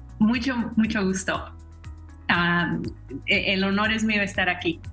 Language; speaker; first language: Spanish; early bilingual, heritage; Spanish